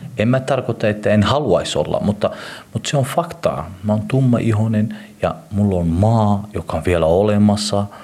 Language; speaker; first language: Finnish; early bilingual, other home language; Somali